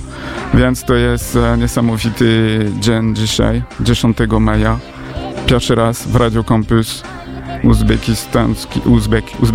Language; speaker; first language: Polish; non-native, learner; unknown